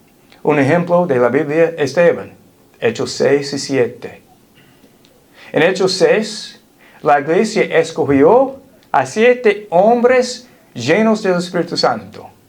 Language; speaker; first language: Spanish; non-native, fluent; English